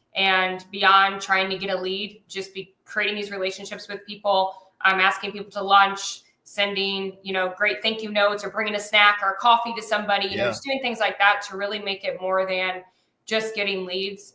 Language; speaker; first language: English; native; English